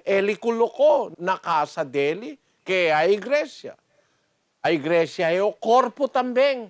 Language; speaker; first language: Portuguese; non-native, learner; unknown